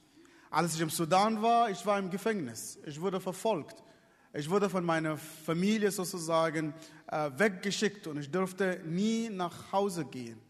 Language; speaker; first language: German; non-native, fluent; Arabic